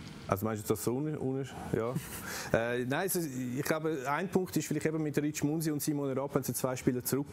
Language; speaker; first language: German; native; German